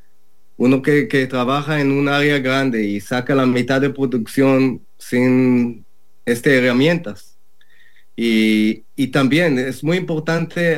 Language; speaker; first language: Spanish; non-native, learner; Hebrew